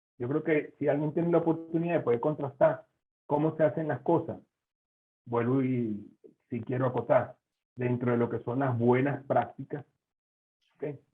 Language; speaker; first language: Spanish; native; Spanish